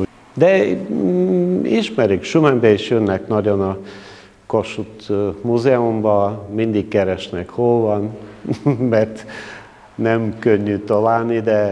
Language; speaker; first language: Hungarian; non-native, local second language; Bulgarian